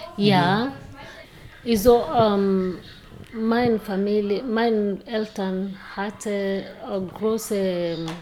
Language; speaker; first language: German; non-native, learner; Kikuyu